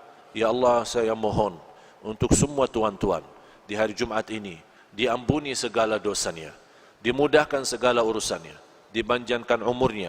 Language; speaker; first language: Indonesian; non-native, fluent; Arabic